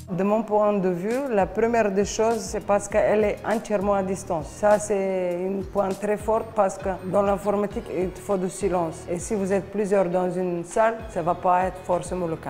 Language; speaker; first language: French; non-native, fluent; Bulgarian